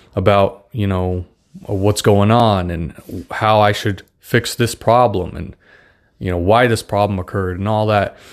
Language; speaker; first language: English; non-native, fluent; Russian